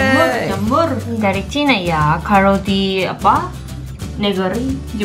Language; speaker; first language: Indonesian; non-native, learner; Japanese